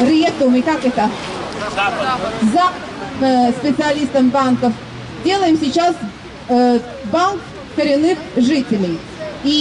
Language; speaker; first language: Russian; non-native, local second language; Latvian